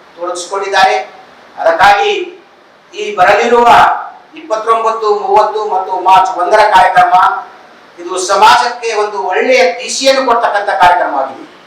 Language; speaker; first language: Kannada; non-native, local second language; Lambadi